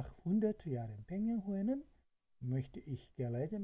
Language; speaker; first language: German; non-native, fluent; Korean